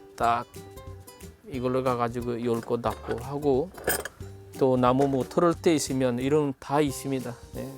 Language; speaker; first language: Korean; non-native, fluent; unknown